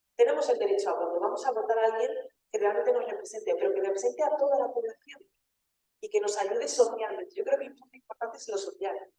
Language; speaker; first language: Spanish; early bilingual, other home language; Wolof